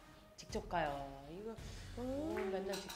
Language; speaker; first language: Korean; native; Korean